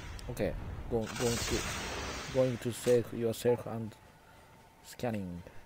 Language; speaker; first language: English; non-native, learner; Japanese